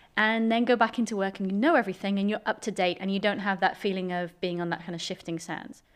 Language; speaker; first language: English; native; English